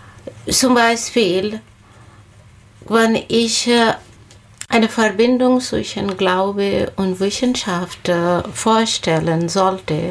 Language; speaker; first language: German; non-native, learner; Bangla